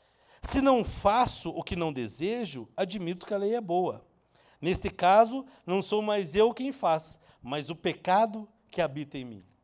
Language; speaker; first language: Portuguese; native; Portuguese